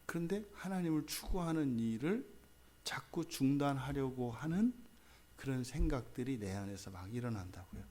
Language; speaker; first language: Korean; native; Korean